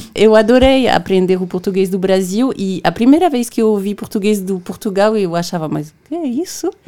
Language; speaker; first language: Portuguese; non-native, fluent; French